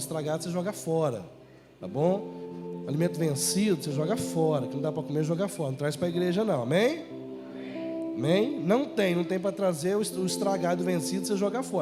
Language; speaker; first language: Portuguese; native; Portuguese